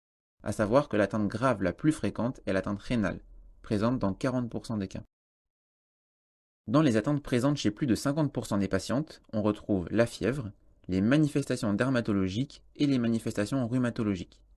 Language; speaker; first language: French; native; French